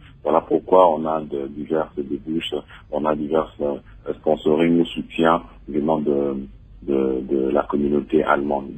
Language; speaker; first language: French; non-native, local second language; Lingala